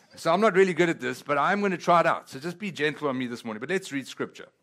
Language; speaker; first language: English; non-native, local second language; Italian